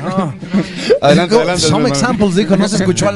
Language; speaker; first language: Spanish; native; Spanish